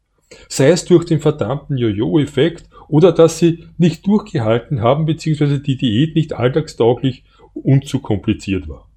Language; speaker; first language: German; native; German